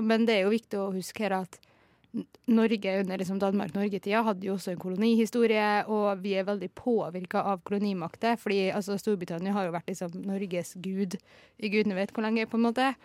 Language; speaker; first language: Norwegian; native; Norwegian